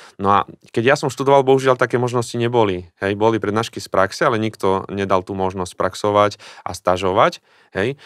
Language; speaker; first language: Slovak; native; Slovak